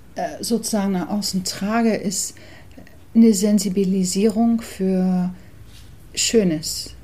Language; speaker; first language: German; early bilingual, other home language; English